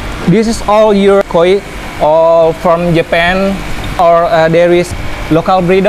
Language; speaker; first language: English; non-native, learner; Indonesian